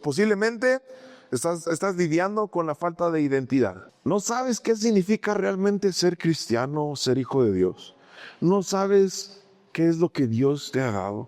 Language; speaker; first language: Spanish; native; Spanish